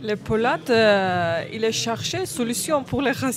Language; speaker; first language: French; non-native, learner; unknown